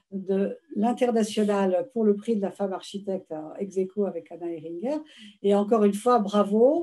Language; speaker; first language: French; native; French